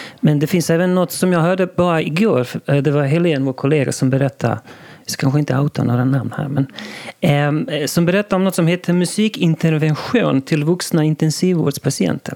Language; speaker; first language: Swedish; non-native, local second language; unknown